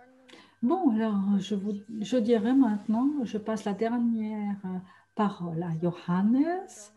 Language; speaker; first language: French; non-native, fluent; German